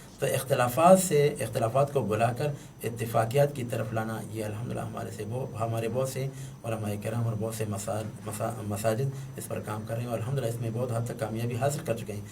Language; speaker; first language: Urdu; non-native, local second language; Pashto